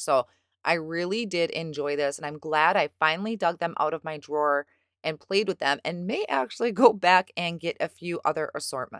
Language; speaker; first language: English; native; English